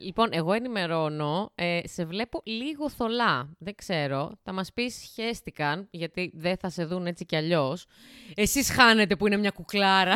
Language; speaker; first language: Greek; native; Greek